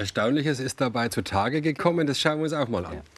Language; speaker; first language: German; native; German